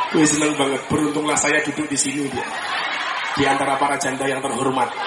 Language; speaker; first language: Indonesian; non-native, local second language; Javanese